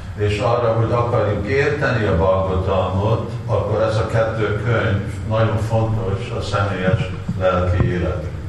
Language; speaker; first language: Hungarian; non-native, learner; Russian